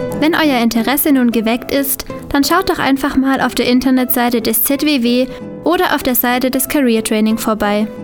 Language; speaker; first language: German; native; German